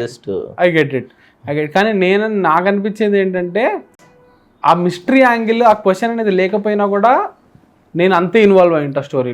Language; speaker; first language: Telugu; native; Telugu